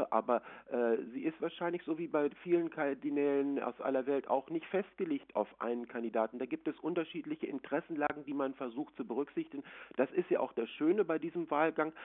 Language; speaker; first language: German; native; German